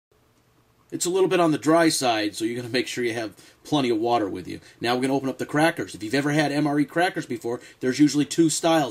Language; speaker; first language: English; native; English